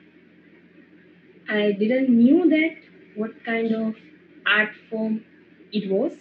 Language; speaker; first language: English; non-native, local second language; Gujarati